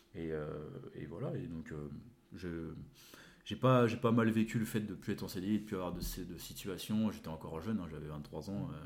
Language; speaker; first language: French; native; French